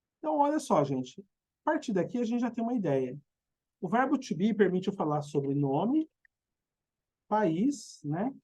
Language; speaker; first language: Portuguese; native; Portuguese